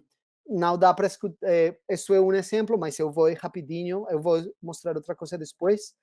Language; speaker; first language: Portuguese; non-native, fluent; Spanish